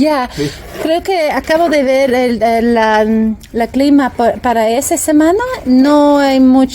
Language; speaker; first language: Spanish; non-native, learner; English